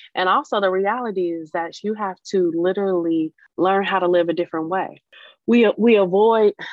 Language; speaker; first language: English; native; English